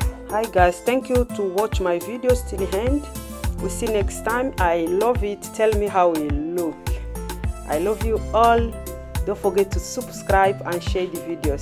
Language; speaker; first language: English; non-native, learner; Lingala